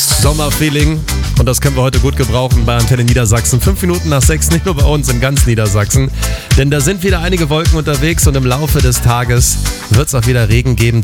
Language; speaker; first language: German; native; German